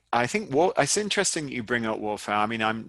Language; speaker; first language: English; native; English